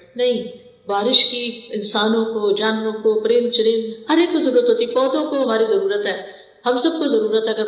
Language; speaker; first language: Urdu; native; Urdu